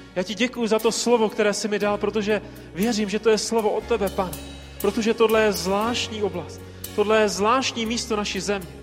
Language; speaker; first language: Czech; native; Czech